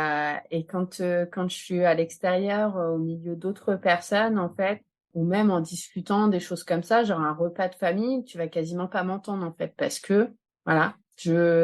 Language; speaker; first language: French; native; French